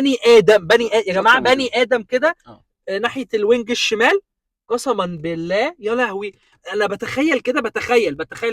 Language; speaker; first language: Arabic; native; Arabic